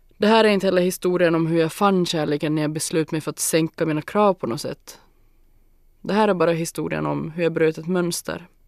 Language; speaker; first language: Swedish; native; Swedish